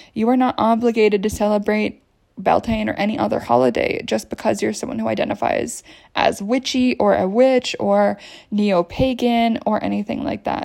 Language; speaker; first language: English; native; English